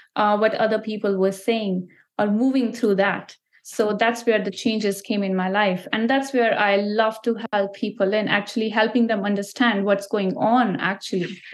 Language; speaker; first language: English; non-native, local second language; Punjabi